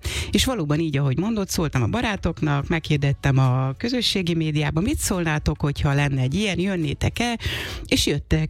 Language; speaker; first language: Hungarian; native; Hungarian